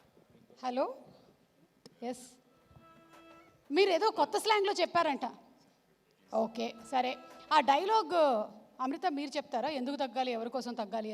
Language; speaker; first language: Telugu; native; Telugu